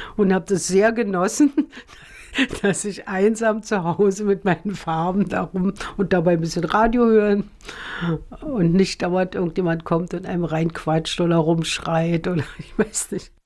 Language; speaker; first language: German; native; German